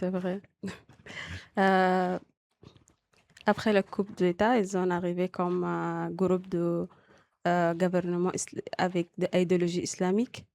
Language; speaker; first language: French; non-native, local second language; Arabic